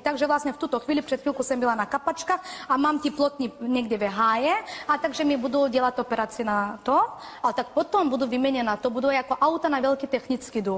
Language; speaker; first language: Czech; non-native, fluent; Turkish